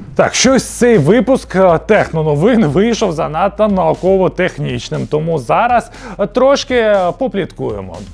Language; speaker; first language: Ukrainian; native; Ukrainian